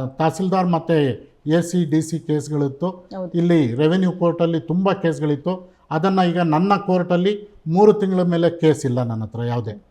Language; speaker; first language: Kannada; non-native, local second language; Urdu